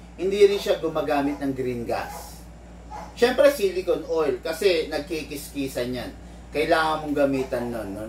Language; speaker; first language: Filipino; native; Filipino